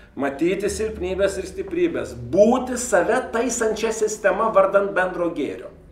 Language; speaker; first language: Lithuanian; native; Lithuanian